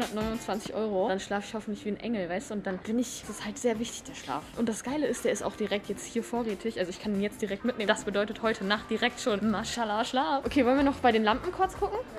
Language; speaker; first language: German; native; German